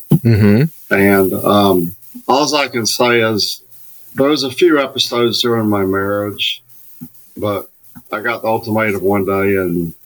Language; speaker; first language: English; native; English